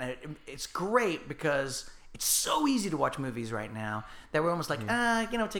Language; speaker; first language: English; native; English